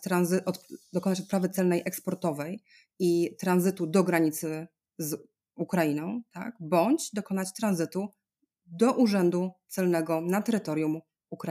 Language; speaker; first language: Polish; native; Polish